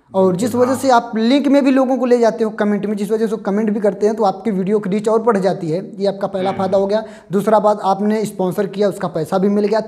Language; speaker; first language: Hindi; native; Hindi